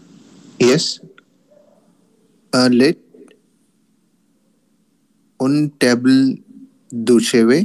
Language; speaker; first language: French; non-native, learner; Tamil